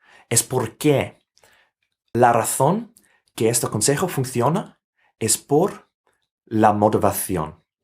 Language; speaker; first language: Spanish; non-native, fluent; English